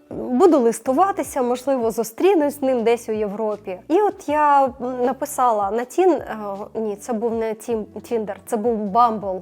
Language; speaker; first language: Ukrainian; non-native, local second language; Russian